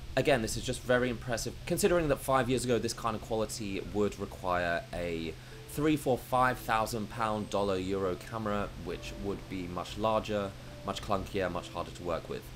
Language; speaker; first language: English; native; English